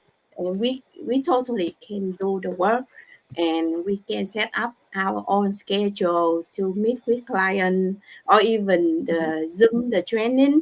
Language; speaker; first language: English; non-native, learner; Vietnamese